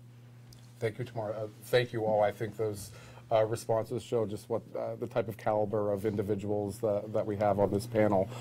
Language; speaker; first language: English; native; English